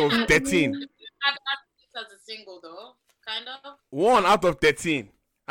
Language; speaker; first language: English; non-native, local second language; Yoruba